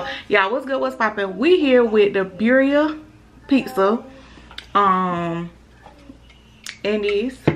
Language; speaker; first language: English; native; English